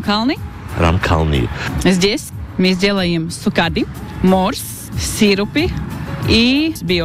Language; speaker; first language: Russian; non-native, local second language; Latvian